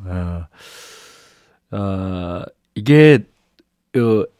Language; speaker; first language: Korean; native; Korean